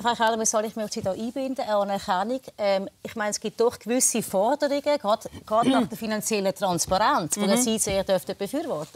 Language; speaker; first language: German; native; German